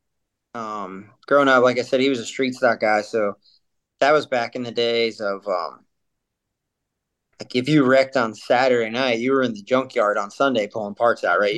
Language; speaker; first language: English; native; English